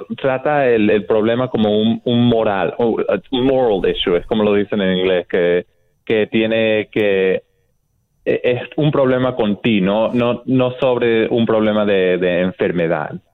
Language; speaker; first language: Spanish; non-native, fluent; English